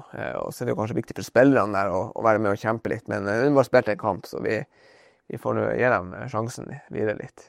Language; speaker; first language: Norwegian; native; Norwegian